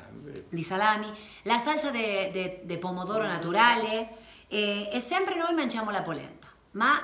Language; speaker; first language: Italian; non-native, learner; Spanish